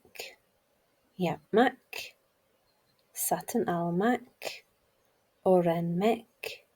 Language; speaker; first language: Turkish; non-native, learner; English